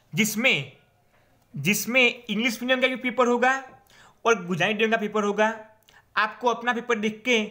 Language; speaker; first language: Hindi; non-native, local second language; Gujarati